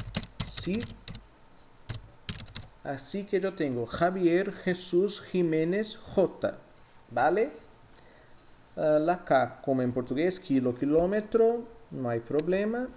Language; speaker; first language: Spanish; non-native, fluent; Portuguese